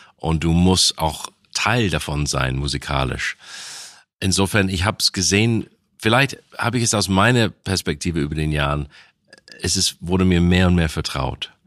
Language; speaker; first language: German; non-native, fluent; English